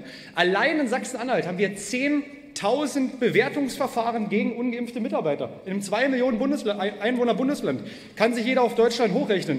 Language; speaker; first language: German; native; German